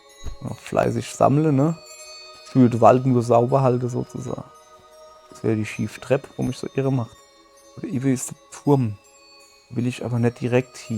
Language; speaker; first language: German; native; German